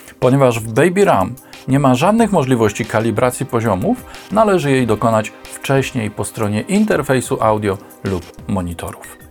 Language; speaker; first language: Polish; native; Polish